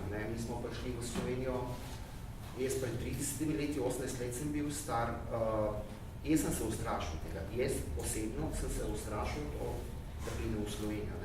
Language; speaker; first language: Slovenian; early bilingual, heritage; Arabic